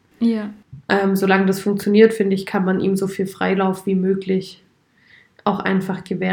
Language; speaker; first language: German; native; German